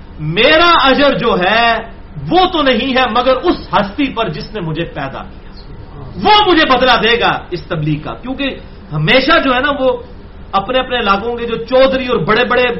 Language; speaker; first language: Urdu; non-native, local second language; Punjabi